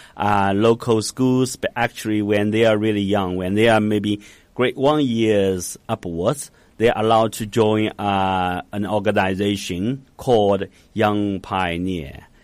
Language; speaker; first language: English; non-native, fluent; Chinese